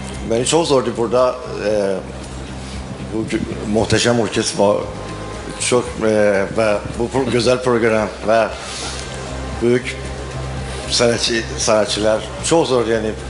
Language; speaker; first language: Turkish; non-native, learner; Persian